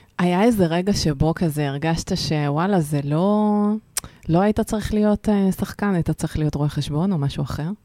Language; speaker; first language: Hebrew; early bilingual, other home language; Russian